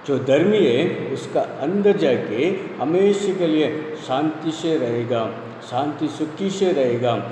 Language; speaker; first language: Hindi; non-native, local second language; Tamil